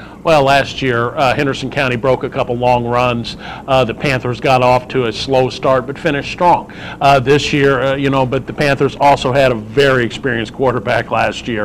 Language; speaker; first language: English; native; English